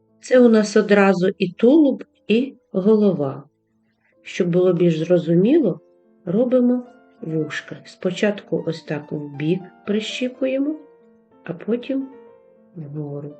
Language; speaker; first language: Ukrainian; native; Ukrainian